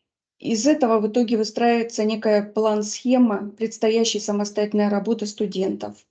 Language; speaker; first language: Russian; native; Russian